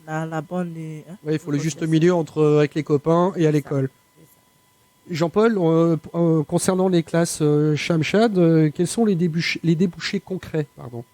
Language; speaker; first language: French; native; French